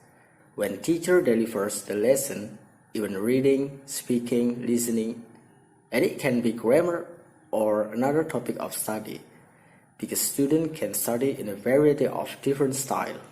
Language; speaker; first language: English; non-native, learner; Indonesian